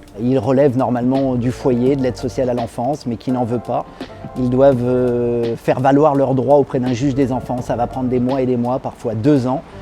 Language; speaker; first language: French; native; French